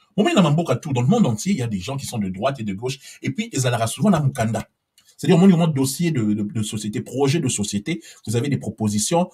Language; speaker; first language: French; non-native, local second language; Lingala